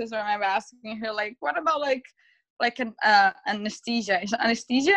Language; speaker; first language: English; non-native, fluent; Portuguese